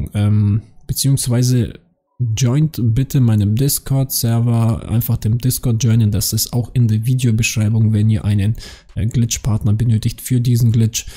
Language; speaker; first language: German; native; German